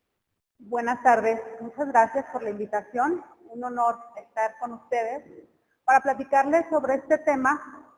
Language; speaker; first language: Spanish; native; Spanish